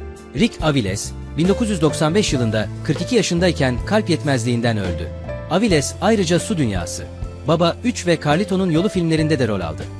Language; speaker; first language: Turkish; native; Turkish